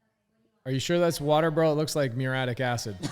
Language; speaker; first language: English; native; English